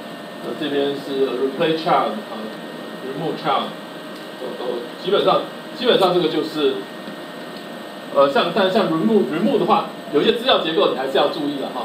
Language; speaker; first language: Chinese; native; Chinese